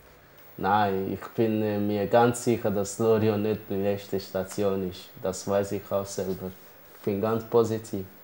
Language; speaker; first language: German; early bilingual, other home language; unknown